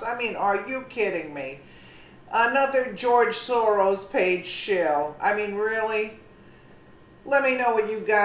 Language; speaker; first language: English; native; English